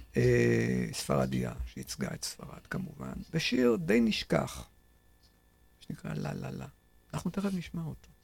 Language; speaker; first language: Hebrew; native; Hebrew